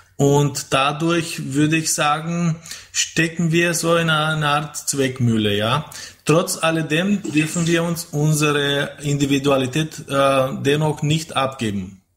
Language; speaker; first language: German; non-native, fluent; Romanian